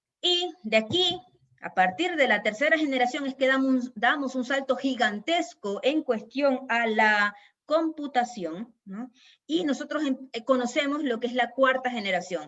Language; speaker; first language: Spanish; native; Spanish